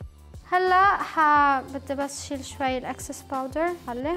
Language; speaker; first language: Arabic; native; Arabic